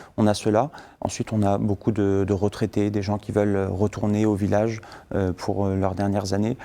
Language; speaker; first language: French; early bilingual, other home language; Syriac